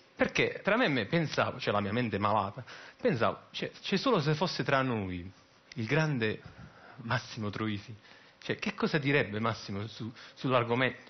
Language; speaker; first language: Italian; native; Italian